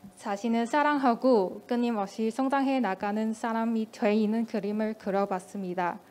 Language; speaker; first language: Korean; non-native, fluent; Cantonese